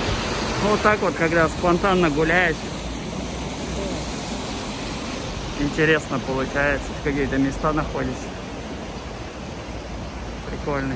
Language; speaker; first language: Russian; non-native, fluent; Korean